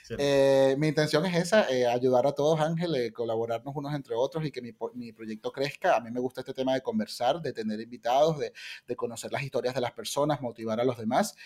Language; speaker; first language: Spanish; native; Spanish